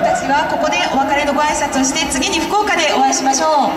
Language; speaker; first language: Japanese; native; Japanese